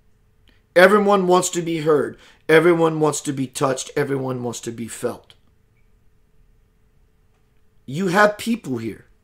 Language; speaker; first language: English; native; English